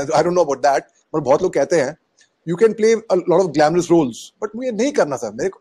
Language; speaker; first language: Hindi; native; Hindi